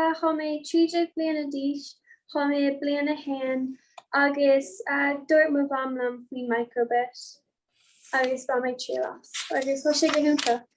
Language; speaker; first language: Irish; non-native, local second language; English